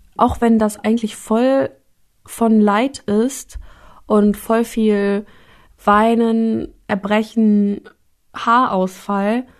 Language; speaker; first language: German; native; German